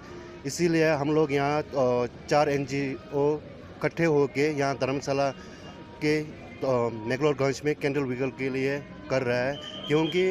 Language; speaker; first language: Hindi; non-native, learner; Tibetan